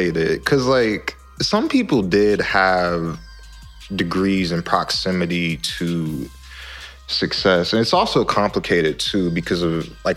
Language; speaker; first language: English; native; English